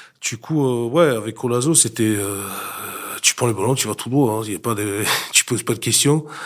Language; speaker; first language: French; non-native, fluent; English